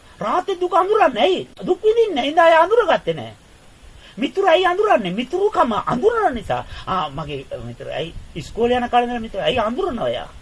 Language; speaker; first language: Sinhala; non-native, fluent; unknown